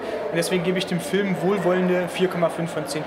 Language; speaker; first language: German; native; German